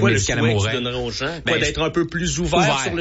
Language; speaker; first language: French; native; French